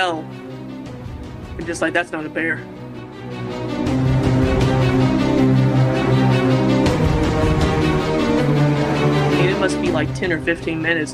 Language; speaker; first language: English; native; English